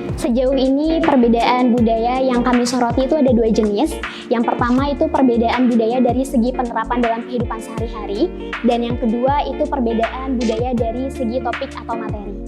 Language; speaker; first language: Indonesian; native; Indonesian